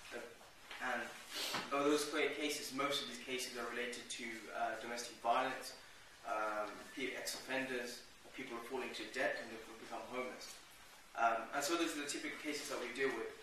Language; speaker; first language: English; native; English